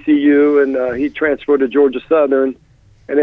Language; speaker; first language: English; native; English